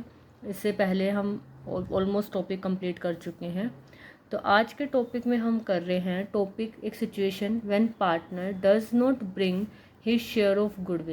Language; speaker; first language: Hindi; native; Hindi